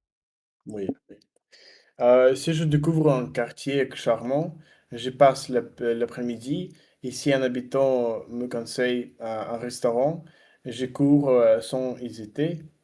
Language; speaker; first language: French; non-native, learner; Russian